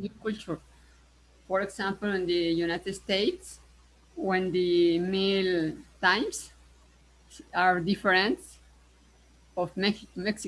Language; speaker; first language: English; non-native, learner; Spanish